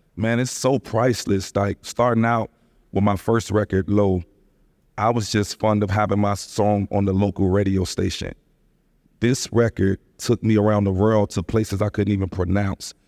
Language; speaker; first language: English; native; English